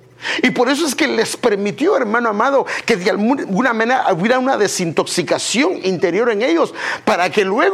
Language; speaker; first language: Spanish; native; Spanish